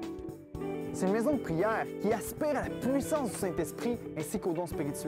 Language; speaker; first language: French; native; French